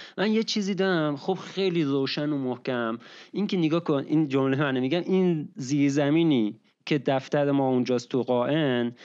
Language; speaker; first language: Persian; native; Persian